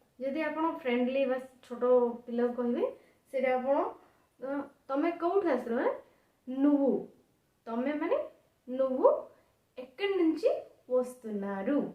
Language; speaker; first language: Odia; native; Odia